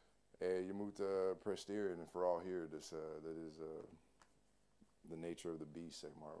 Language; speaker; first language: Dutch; non-native, learner; English